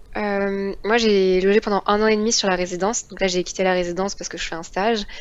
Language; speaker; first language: French; native; French